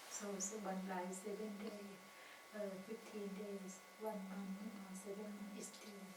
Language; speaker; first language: English; non-native, learner; Thai